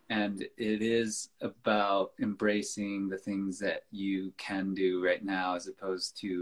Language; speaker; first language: English; native; English